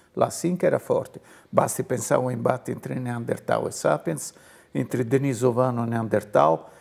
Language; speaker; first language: Portuguese; non-native, fluent; Italian